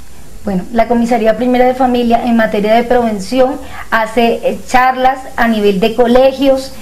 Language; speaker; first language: Spanish; native; Spanish